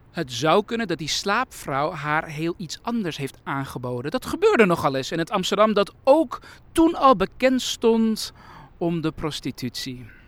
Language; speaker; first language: Dutch; early bilingual, other home language; Persian